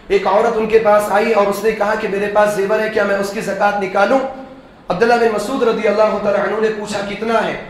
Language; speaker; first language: Urdu; native; Urdu